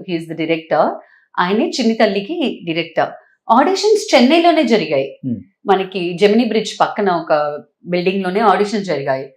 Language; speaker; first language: Telugu; native; Telugu